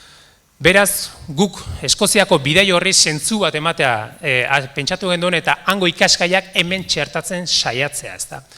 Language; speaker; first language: Basque; native; Basque